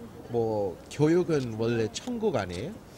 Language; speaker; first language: Korean; non-native, learner; English